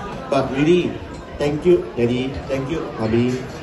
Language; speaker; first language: English; non-native, local second language; Chinese